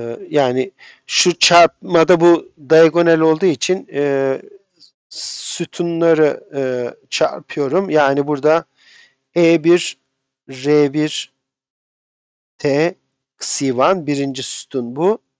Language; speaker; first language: Turkish; native; Turkish